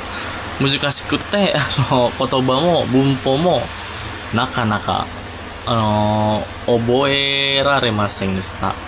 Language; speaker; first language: Japanese; non-native, learner; Indonesian